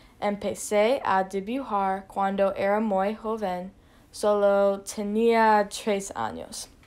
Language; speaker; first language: Spanish; non-native, learner; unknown